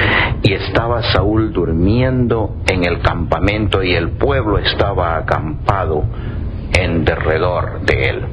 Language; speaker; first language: Spanish; native; Spanish